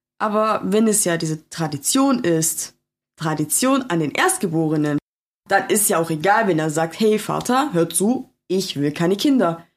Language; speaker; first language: German; early bilingual, other home language; Turkish